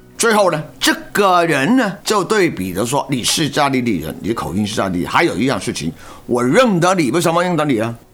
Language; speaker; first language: Chinese; non-native, local second language; Cantonese